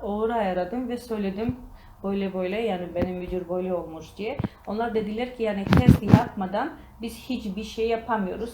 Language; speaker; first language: Turkish; non-native, learner; Georgian